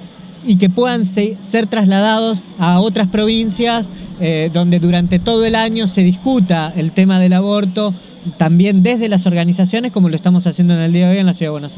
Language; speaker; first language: Spanish; native; Spanish